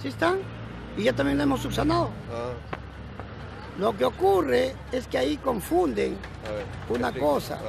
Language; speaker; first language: Spanish; native; Spanish